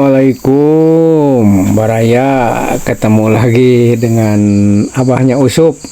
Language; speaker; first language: Indonesian; non-native, local second language; Sundanese